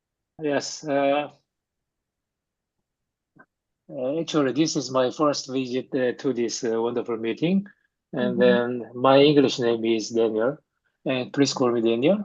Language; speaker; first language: English; non-native, fluent; Korean